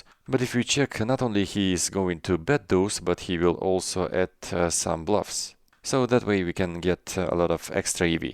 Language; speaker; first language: English; non-native, fluent; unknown